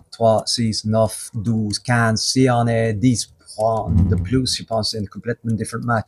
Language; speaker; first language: French; non-native, fluent; English